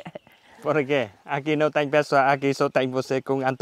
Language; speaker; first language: Portuguese; non-native, learner; Vietnamese